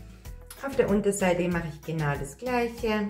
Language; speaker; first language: German; native; German